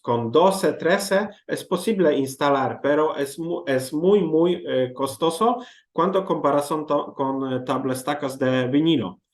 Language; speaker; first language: Spanish; non-native, learner; Polish